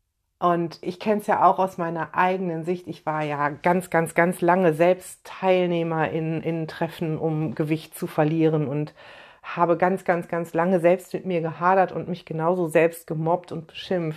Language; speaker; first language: German; native; German